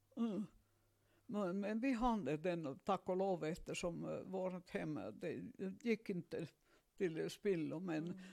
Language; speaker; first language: Swedish; non-native, fluent; Finnish